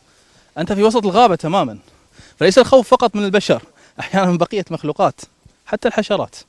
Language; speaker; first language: Arabic; native; Arabic